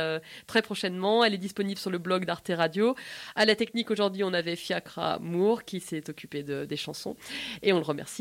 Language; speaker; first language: French; native; French